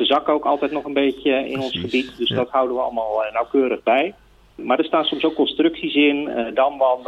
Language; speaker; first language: Dutch; native; Dutch